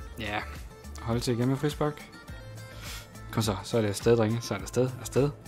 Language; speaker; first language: Danish; native; Danish